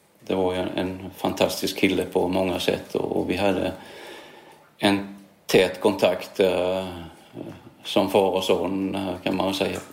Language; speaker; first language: Swedish; native; Swedish